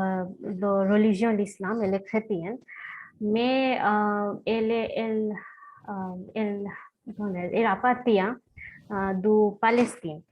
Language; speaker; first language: French; non-native, fluent; Bangla